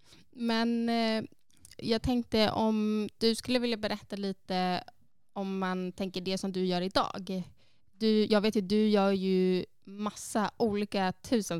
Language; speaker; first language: Swedish; native; Swedish